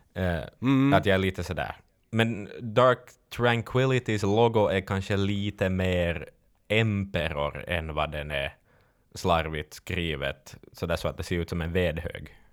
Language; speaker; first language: Swedish; native; Swedish